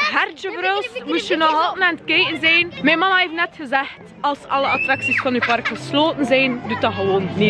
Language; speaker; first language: Dutch; native; Dutch